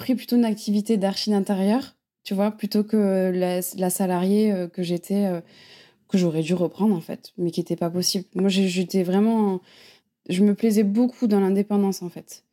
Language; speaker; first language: French; native; French